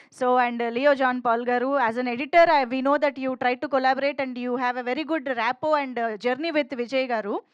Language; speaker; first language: Telugu; native; Telugu